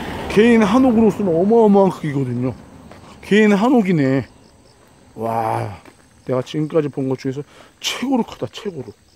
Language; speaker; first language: Korean; native; Korean